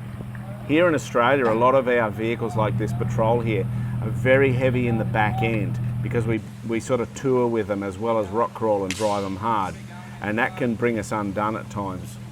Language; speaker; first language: English; native; English